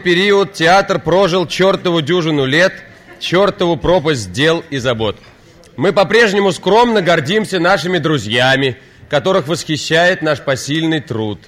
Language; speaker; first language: Russian; native; Russian